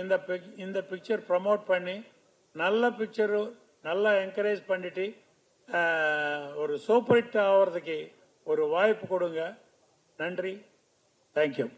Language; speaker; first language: Tamil; non-native, learner; Telugu